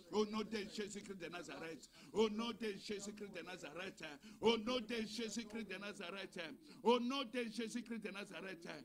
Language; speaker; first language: French; non-native, local second language; Lingala